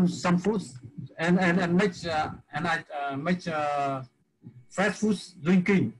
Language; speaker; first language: English; non-native, learner; Vietnamese